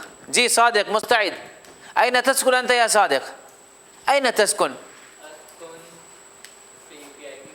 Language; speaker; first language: Arabic; non-native, fluent; Urdu